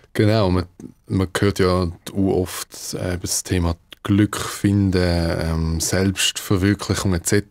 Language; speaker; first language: German; early bilingual, other home language; Dutch